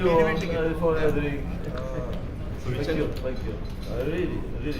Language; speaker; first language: English; non-native, learner; Polish